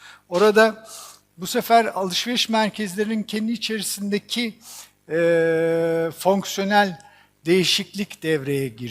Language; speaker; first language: Turkish; native; Turkish